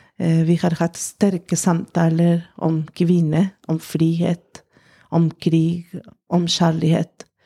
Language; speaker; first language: Norwegian; non-native, fluent; Spanish